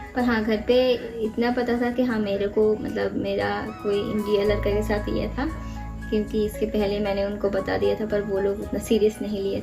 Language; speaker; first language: Hindi; non-native, learner; Bangla